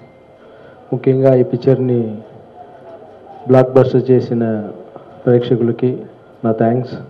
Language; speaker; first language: Telugu; non-native, local second language; Tamil